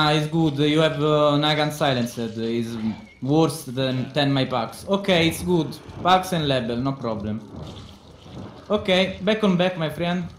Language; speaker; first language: English; non-native, learner; Italian